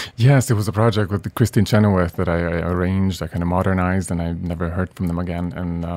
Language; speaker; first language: English; non-native, fluent; Hungarian